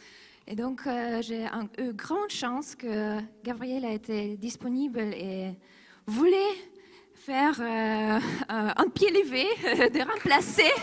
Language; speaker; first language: French; non-native, fluent; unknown